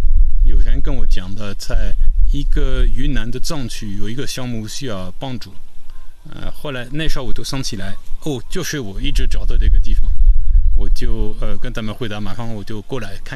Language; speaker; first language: Chinese; non-native, fluent; French